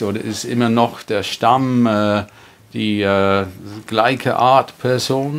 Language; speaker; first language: German; non-native, fluent; English